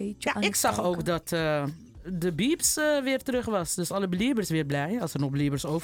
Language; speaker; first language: Dutch; native; Dutch